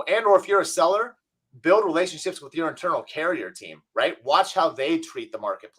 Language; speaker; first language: English; native; English